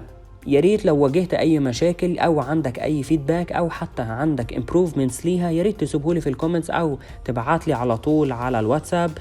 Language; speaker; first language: Arabic; native; Arabic